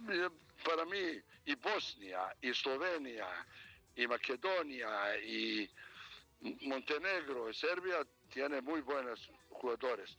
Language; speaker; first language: Spanish; non-native, learner; Serbian